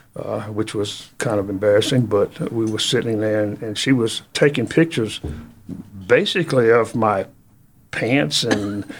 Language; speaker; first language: English; native; English